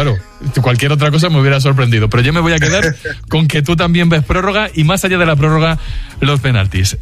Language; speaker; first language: Spanish; native; Spanish